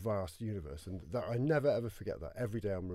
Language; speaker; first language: English; native; English